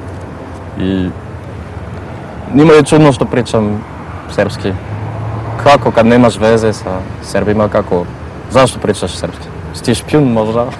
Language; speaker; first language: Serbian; non-native, fluent; French